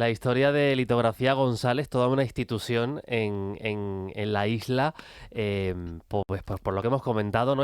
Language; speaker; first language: Spanish; native; Spanish